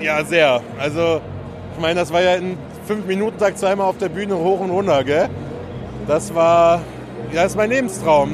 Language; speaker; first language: German; native; German